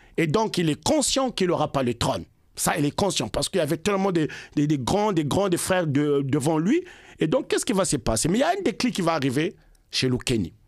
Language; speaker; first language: French; non-native, local second language; Kongo